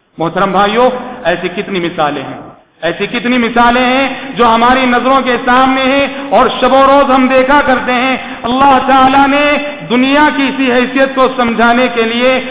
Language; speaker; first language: Urdu; native; Urdu